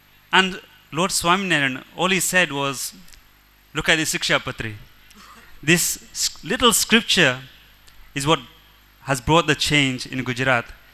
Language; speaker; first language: English; early bilingual, other home language; Gujarati